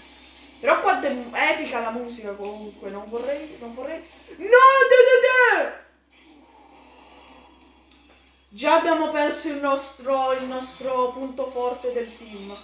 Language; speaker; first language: Italian; native; Italian